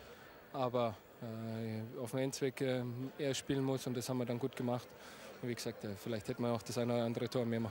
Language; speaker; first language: German; native; German